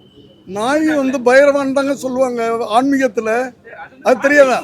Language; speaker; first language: Tamil; native; Tamil